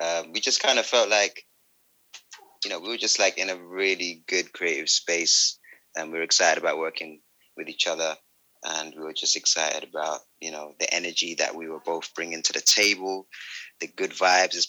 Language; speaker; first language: English; native; English